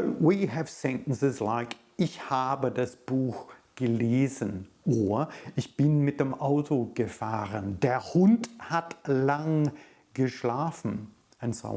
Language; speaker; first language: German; non-native, fluent; English